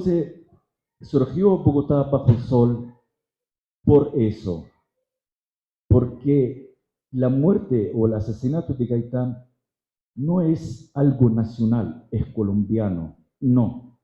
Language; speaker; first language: Spanish; non-native, fluent; Arabic